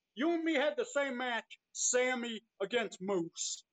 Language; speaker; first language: English; native; English